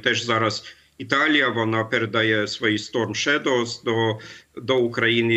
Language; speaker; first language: Ukrainian; non-native, fluent; German